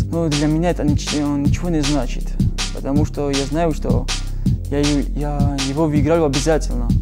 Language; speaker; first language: Russian; non-native, learner; Georgian